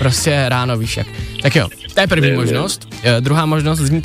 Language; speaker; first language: Czech; native; Czech